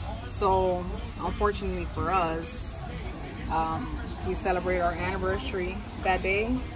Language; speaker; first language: English; early bilingual, other home language; Spanish